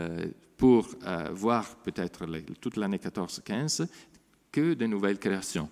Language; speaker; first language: French; non-native, fluent; Italian